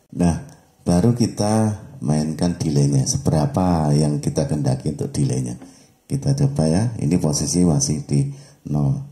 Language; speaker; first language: Indonesian; native; Indonesian